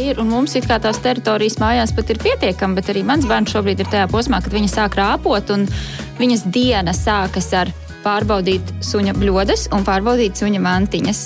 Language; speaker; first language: Latvian; native; Latvian